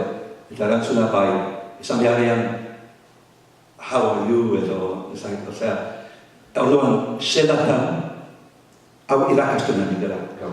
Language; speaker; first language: Basque; non-native, fluent; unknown